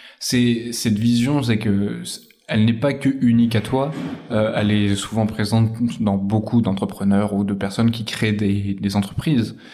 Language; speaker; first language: French; native; French